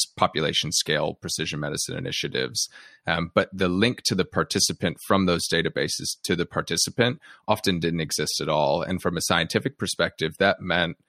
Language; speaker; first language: English; native; English